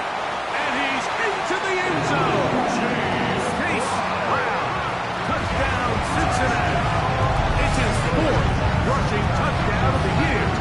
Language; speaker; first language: English; native; English